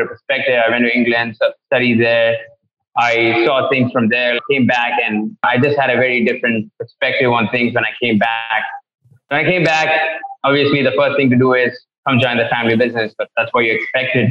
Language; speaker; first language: English; non-native, local second language; Tamil